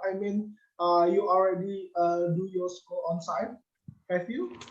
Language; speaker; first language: English; non-native, learner; Indonesian